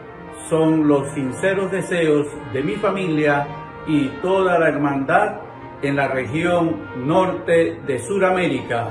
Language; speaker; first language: Spanish; native; Spanish